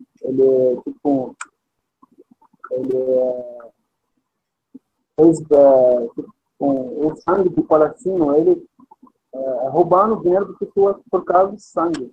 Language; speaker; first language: Portuguese; non-native, fluent; Arabic